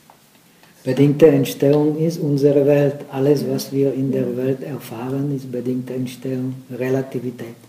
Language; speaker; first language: German; non-native, fluent; Czech